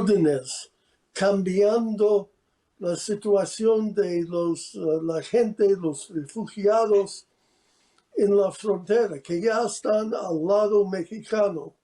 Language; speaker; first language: Spanish; non-native, fluent; English